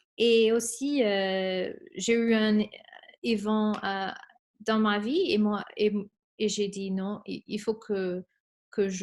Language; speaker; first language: French; non-native, fluent; Spanish